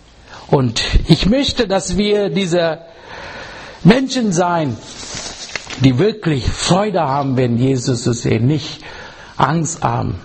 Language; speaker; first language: German; non-native, learner; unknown